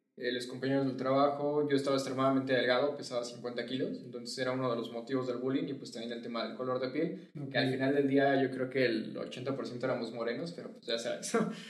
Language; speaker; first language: Spanish; native; Spanish